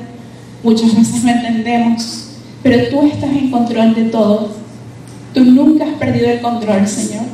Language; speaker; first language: Spanish; native; Spanish